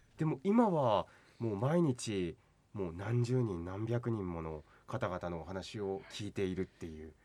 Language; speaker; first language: Japanese; native; Japanese